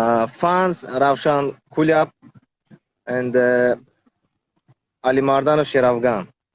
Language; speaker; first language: English; non-native, learner; Tajik